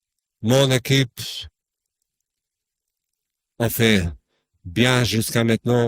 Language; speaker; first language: French; non-native, learner; Bosnian